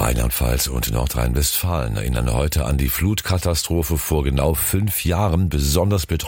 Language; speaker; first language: German; native; German